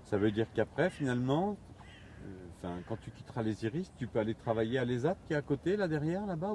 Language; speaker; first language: French; native; French